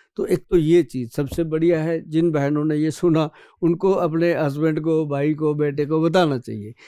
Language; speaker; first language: Hindi; native; Hindi